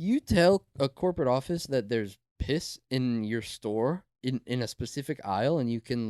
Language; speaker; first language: English; native; English